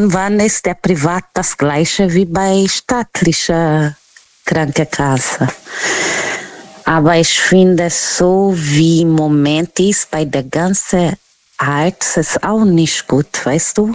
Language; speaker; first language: German; non-native, learner; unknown